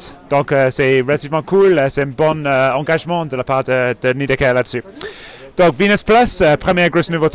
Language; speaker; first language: French; non-native, fluent; English